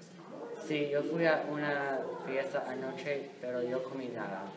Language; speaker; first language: Spanish; non-native, learner; English